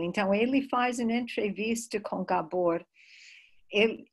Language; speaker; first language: Portuguese; non-native, fluent; English